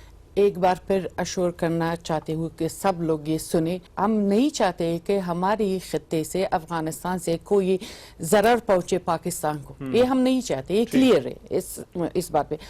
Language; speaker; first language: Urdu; non-native, learner; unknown